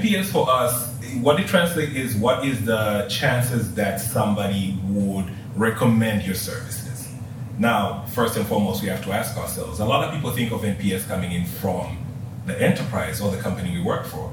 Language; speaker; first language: English; non-native, local second language; Swahili